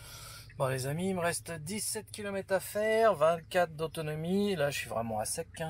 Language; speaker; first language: French; native; French